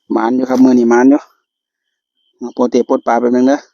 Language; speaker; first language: Thai; native; Thai